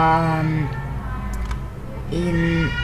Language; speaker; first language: English; non-native, learner; Vietnamese